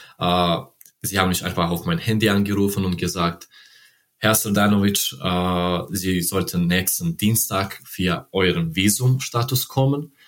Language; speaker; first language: German; non-native, learner; Serbian